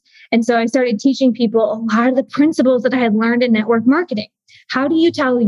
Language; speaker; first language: English; native; English